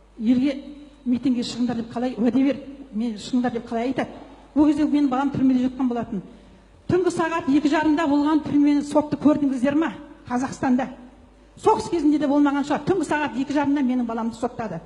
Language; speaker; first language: Kazakh; native; Kazakh